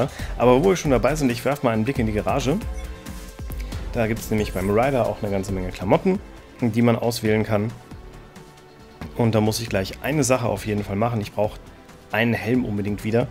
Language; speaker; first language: German; native; German